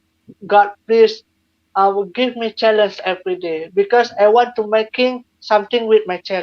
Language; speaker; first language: English; non-native, learner; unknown